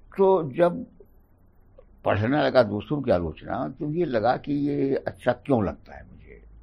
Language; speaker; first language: Hindi; native; Hindi